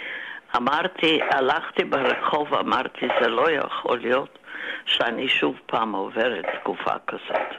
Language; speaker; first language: Hebrew; non-native, fluent; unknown